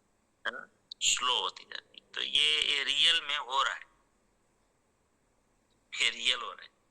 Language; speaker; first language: Hindi; native; Hindi